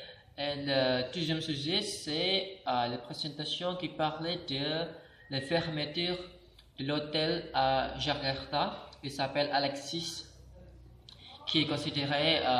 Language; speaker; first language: French; non-native, learner; Indonesian